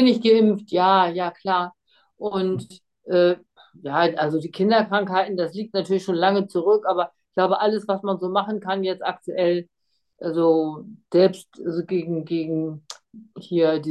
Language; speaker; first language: German; native; German